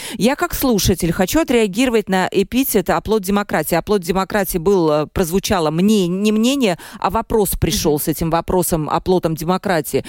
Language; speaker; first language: Russian; native; Russian